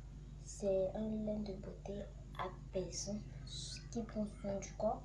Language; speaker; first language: French; non-native, local second language; Lingala